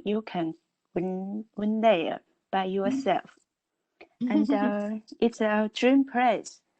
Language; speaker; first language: English; non-native, learner; Chinese